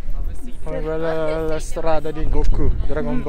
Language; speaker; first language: Italian; non-native, learner; Japanese